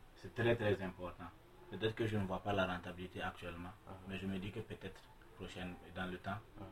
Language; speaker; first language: French; non-native, local second language; Mossi